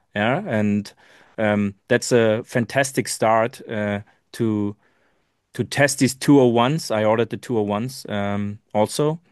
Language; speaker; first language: English; non-native, learner; German